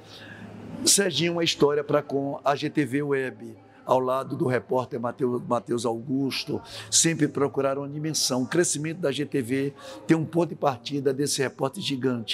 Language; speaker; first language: Portuguese; native; Portuguese